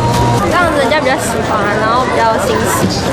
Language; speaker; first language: Chinese; native; Chinese